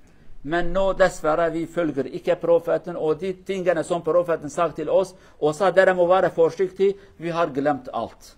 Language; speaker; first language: Norwegian; non-native, fluent; Kurdish